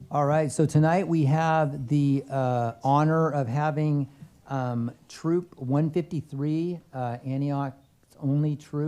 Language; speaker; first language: English; native; English